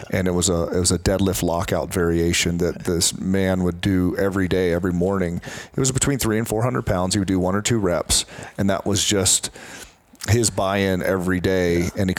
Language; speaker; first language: English; native; English